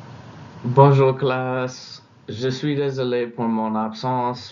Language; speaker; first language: French; non-native, learner; English